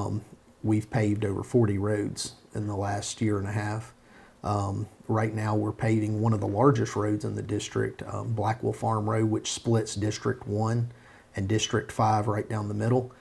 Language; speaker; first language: English; native; English